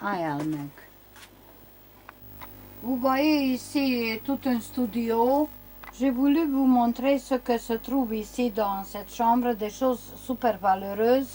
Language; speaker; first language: French; non-native, learner; Romanian